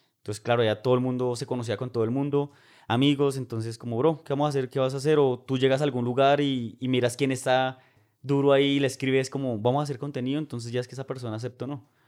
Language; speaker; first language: Spanish; native; Spanish